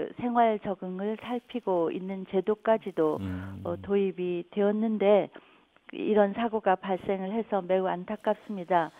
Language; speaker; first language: Korean; native; Korean